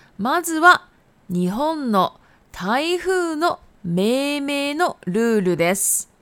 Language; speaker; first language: Japanese; native; Japanese